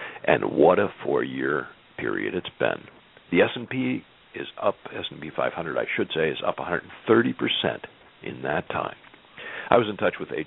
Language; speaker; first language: English; native; English